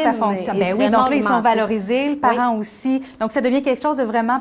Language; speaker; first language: French; native; French